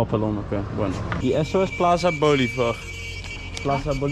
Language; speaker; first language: Spanish; non-native, learner; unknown